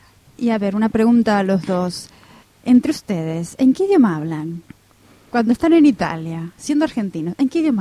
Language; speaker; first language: Spanish; native; Spanish